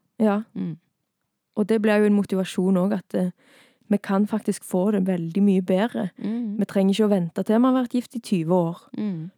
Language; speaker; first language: Norwegian; native; Norwegian